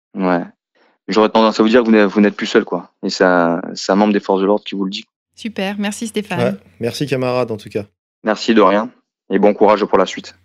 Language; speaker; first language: French; native; French